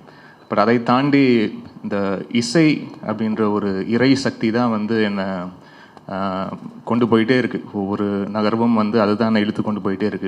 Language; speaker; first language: Tamil; native; Tamil